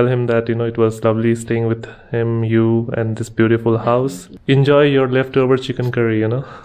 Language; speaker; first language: English; non-native, local second language; Hindi